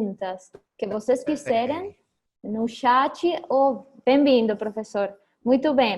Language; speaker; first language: Portuguese; non-native, fluent; Spanish